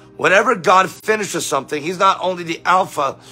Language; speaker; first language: English; native; English